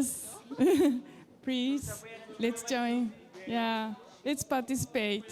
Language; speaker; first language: English; non-native, learner; Japanese